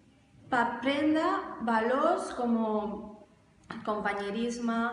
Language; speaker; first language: Catalan; non-native, fluent; Spanish